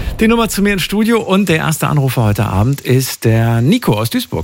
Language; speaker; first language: German; native; German